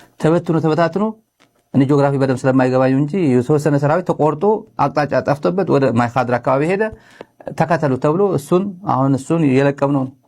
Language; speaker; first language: Amharic; non-native, local second language; Tigrinya